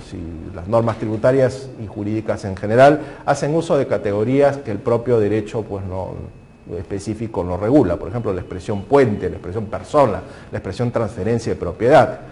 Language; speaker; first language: Spanish; native; Spanish